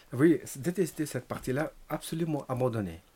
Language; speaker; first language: French; non-native, learner; Tibetan